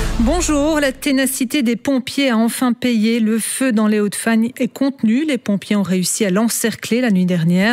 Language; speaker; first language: French; native; French